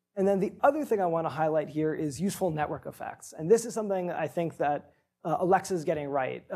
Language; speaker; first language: English; native; English